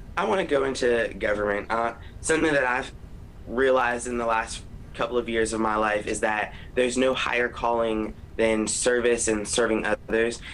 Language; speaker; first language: English; native; English